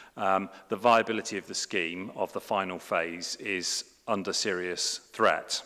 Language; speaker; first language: English; native; English